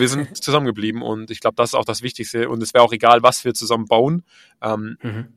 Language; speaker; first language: German; native; German